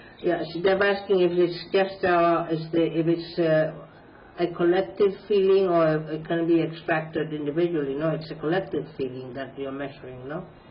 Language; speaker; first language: English; non-native, fluent; Spanish